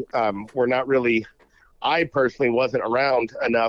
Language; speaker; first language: English; native; English